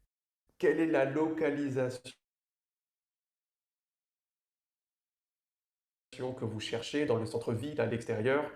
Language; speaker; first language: French; native; French